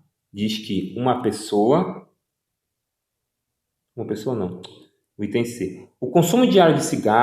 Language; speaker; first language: Portuguese; native; Portuguese